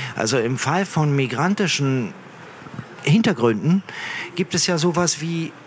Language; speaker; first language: German; early bilingual, other home language; Arabic